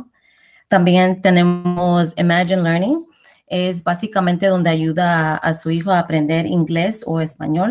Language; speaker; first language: Spanish; early bilingual, heritage; Spanish